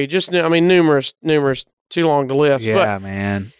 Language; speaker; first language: English; native; English